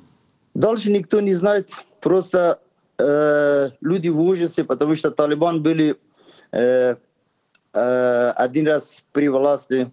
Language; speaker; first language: Ukrainian; non-native, learner; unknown